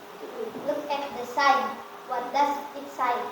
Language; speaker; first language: English; non-native, learner; Indonesian